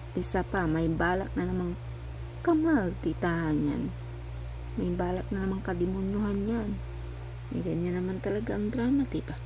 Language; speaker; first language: Filipino; native; Filipino